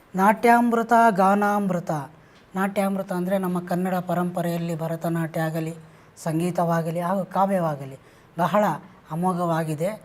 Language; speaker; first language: Kannada; native; Kannada